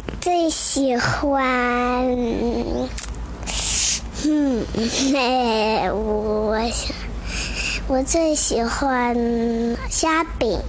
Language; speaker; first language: Chinese; early bilingual, heritage; Chinese